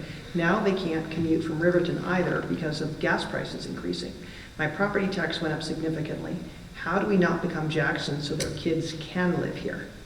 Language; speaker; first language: English; native; English